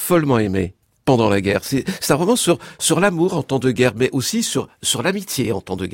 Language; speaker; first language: French; native; French